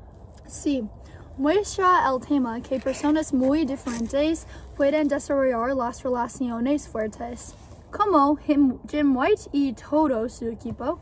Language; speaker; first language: Spanish; non-native, learner; English